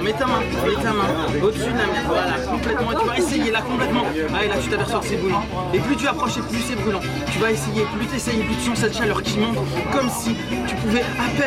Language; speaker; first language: French; native; French